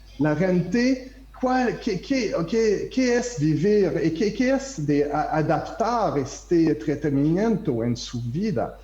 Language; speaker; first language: Spanish; non-native, learner; French